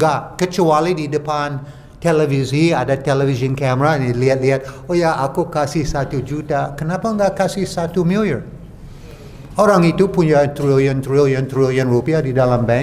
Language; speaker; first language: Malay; non-native, fluent; English